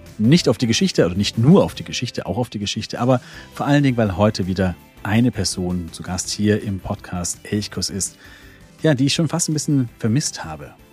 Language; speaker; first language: German; native; German